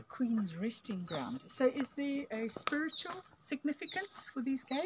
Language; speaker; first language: English; non-native, local second language; Afrikaans